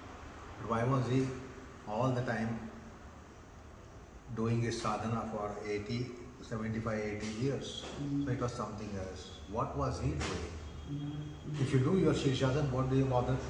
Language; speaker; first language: English; non-native, fluent; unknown